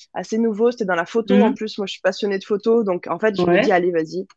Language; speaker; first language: French; native; French